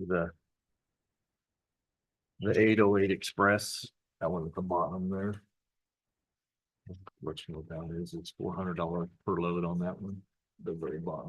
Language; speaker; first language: English; native; English